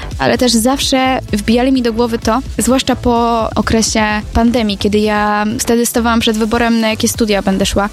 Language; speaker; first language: Polish; native; Polish